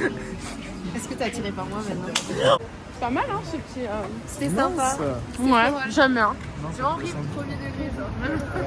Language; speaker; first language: French; native; French